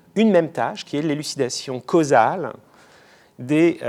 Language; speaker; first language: French; native; French